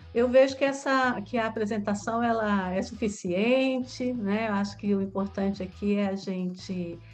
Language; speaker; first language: Portuguese; native; Portuguese